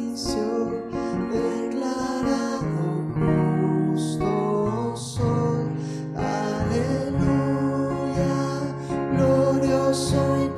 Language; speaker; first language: Spanish; native; Spanish